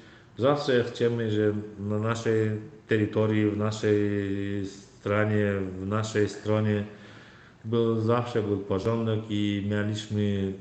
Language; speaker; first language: Polish; non-native, learner; Turkmen